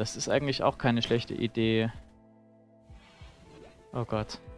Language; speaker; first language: German; native; German